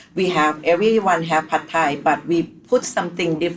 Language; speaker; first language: English; non-native, learner; Thai